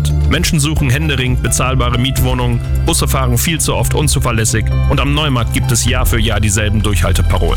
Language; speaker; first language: German; native; German